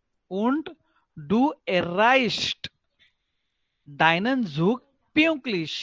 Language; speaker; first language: German; non-native, fluent; Marathi